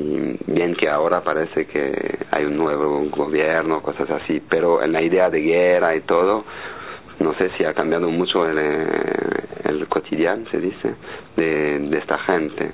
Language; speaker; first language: Spanish; non-native, learner; French